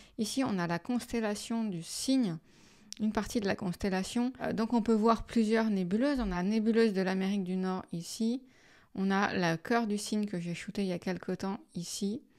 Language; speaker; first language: French; native; French